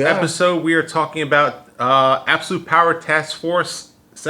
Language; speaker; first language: English; native; English